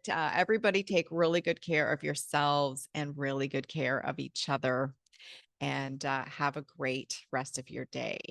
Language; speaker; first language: English; native; English